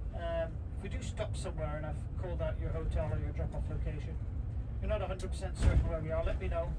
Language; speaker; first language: English; non-native, fluent; Icelandic